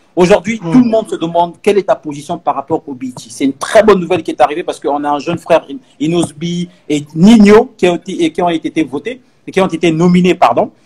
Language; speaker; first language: French; non-native, local second language; Lingala